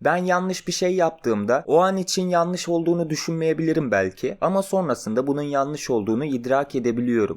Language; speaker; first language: Turkish; native; Turkish